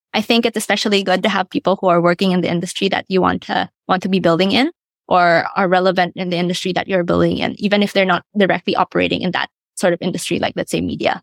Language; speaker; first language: English; non-native, local second language; Filipino